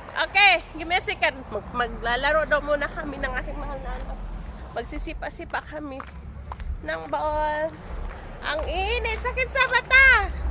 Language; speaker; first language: Filipino; native; Filipino